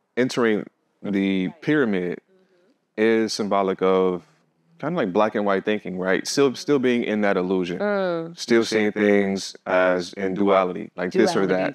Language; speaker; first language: English; native; English